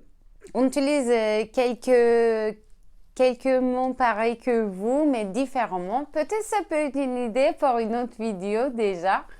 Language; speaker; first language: French; non-native, learner; Turkish